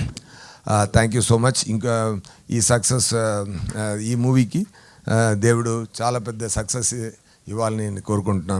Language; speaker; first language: Telugu; non-native, fluent; Tamil